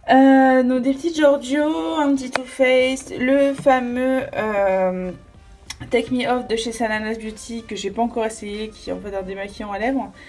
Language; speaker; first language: French; native; French